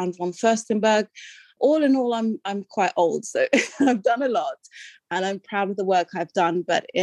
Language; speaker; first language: English; native; English